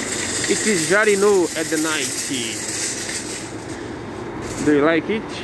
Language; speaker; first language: English; non-native, learner; Portuguese